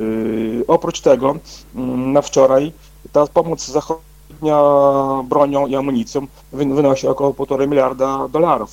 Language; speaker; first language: Polish; non-native, fluent; Ukrainian